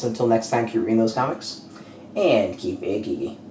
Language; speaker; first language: English; native; English